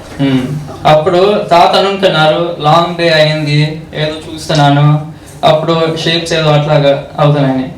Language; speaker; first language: Telugu; early bilingual, heritage; Telugu